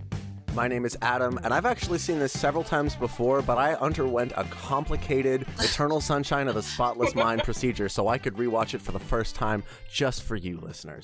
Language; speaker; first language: English; native; English